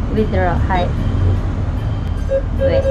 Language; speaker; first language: Japanese; non-native, learner; Filipino